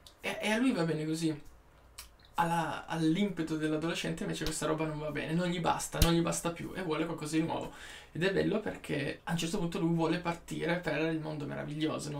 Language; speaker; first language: Italian; native; Italian